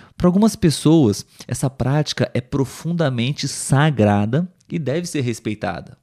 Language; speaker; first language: Portuguese; native; Portuguese